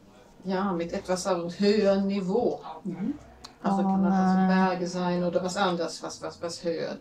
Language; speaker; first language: German; non-native, fluent; Latvian